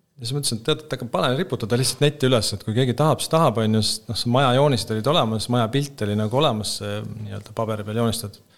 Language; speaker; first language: Estonian; native; Estonian